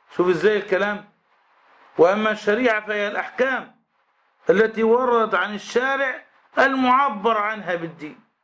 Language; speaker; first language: Arabic; native; Arabic